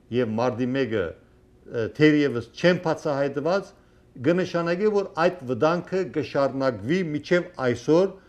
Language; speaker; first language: Armenian; early bilingual, heritage; Armenian